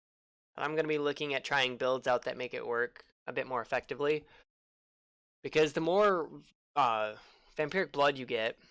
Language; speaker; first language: English; native; English